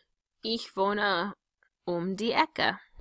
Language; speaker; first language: German; non-native, fluent; English